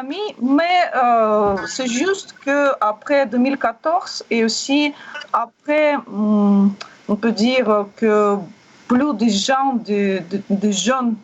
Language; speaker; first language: French; non-native, learner; Russian